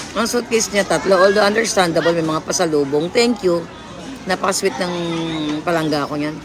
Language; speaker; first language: Filipino; non-native, local second language; Cebuano